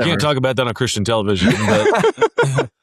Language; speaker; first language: English; native; English